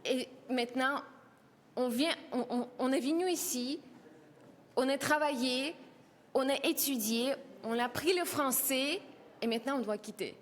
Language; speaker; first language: French; non-native, learner; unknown